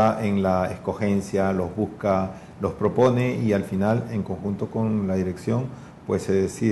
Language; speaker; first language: Spanish; native; Spanish